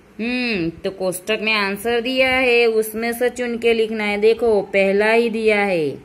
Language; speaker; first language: Hindi; non-native, local second language; Gujarati